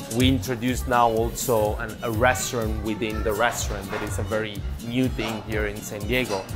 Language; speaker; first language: English; non-native, fluent; Italian